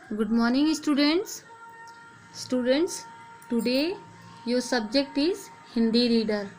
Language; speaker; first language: English; non-native, local second language; Hindi